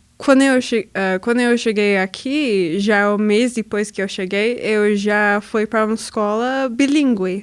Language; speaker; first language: Portuguese; non-native, learner; English